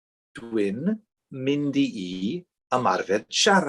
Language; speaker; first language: Welsh; non-native, learner; English